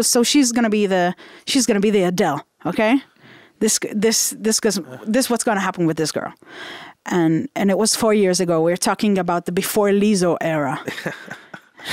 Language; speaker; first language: English; non-native, fluent; Hebrew